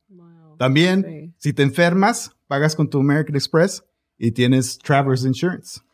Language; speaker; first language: Spanish; early bilingual, heritage; Spanish